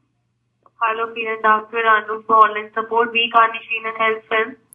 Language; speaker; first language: German; non-native, learner; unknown